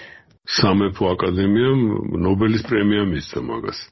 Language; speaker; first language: Georgian; native; Georgian